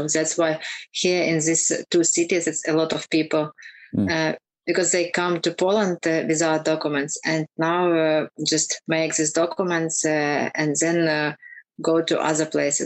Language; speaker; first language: English; non-native, learner; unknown